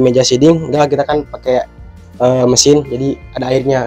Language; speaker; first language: Indonesian; native; Indonesian